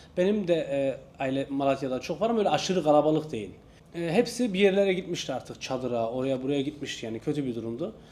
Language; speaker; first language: Turkish; native; Turkish